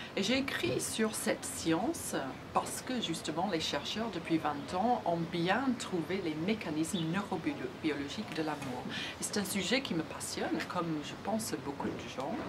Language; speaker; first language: French; non-native, fluent; English